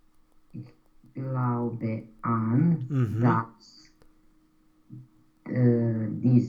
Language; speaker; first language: German; non-native, learner; Romanian